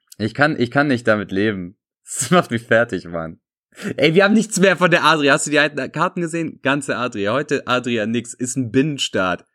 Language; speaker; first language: German; early bilingual, other home language; Serbian